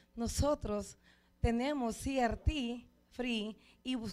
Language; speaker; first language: Spanish; native; Spanish